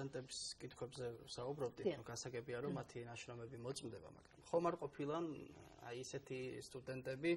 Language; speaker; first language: Georgian; native; Georgian